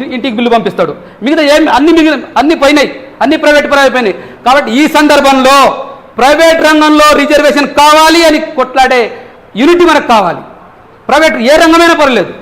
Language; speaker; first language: Telugu; non-native, local second language; Lambadi